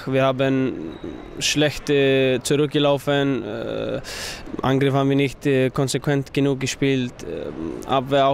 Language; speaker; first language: German; non-native, fluent; Icelandic